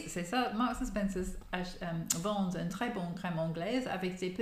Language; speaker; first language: French; non-native, fluent; English